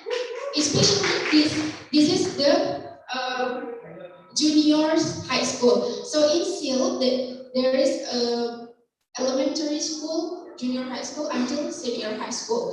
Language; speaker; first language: English; non-native, fluent; Indonesian